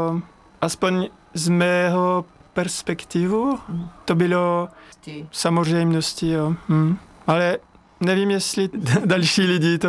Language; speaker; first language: Czech; non-native, learner; French